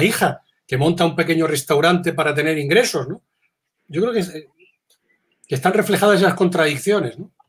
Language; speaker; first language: Spanish; native; Spanish